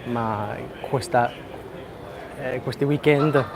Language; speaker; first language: Italian; non-native, learner; English